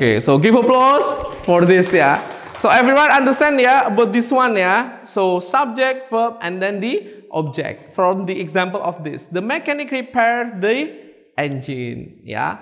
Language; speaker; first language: English; non-native, fluent; Indonesian